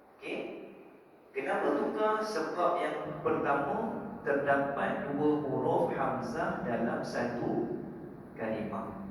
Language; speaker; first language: Malay; native; Malay